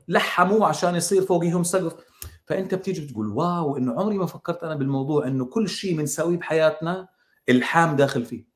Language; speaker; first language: Arabic; native; Arabic